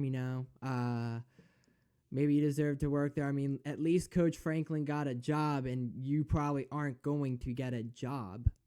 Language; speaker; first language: English; native; English